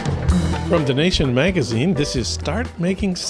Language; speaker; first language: English; native; English